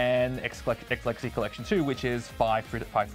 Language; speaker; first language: English; native; English